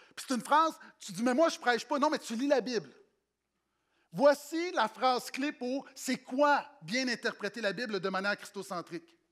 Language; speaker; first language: French; native; French